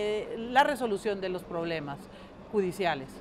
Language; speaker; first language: Spanish; native; Spanish